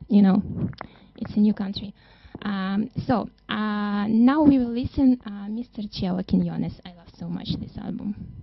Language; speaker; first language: English; non-native, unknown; Russian